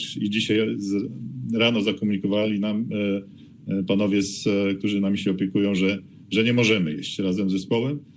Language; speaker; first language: Polish; native; Polish